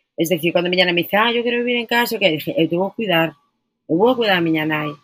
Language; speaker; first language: Galician; non-native, local second language; Spanish